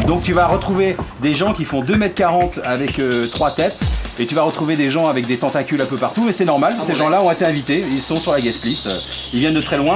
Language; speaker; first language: French; native; French